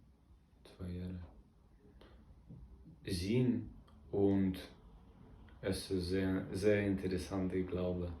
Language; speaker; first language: German; non-native, learner; Russian